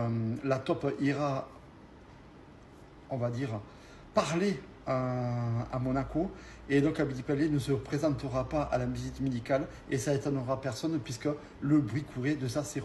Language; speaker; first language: French; native; French